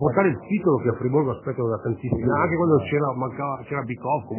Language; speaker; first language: Italian; native; Italian